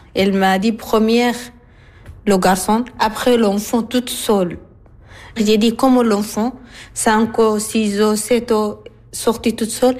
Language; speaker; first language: French; non-native, learner; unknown